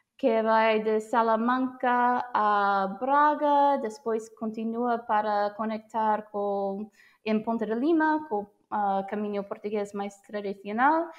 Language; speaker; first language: Portuguese; non-native, fluent; English